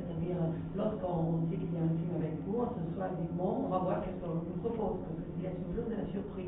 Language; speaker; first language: French; non-native, fluent; Italian